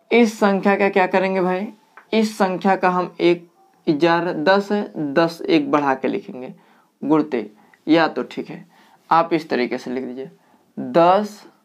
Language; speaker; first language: Hindi; native; Hindi